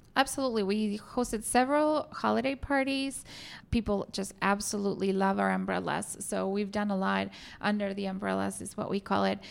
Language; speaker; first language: English; non-native, fluent; Spanish